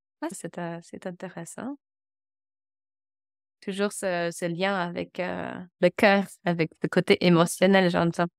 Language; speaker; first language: French; non-native, fluent; English